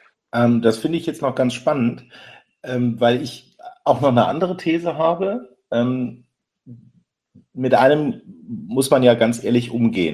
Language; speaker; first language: German; native; German